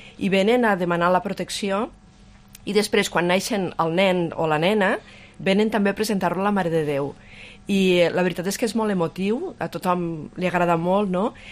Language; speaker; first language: Catalan; native; Catalan